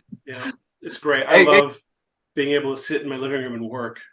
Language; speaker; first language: English; native; English